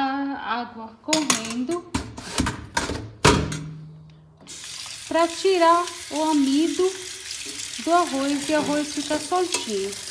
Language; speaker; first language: Portuguese; non-native, fluent; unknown